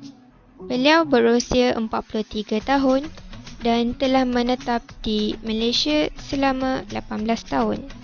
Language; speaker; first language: Malay; native; Malay